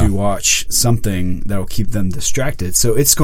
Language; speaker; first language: English; native; English